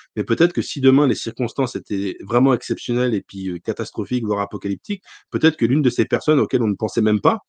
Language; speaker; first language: French; native; French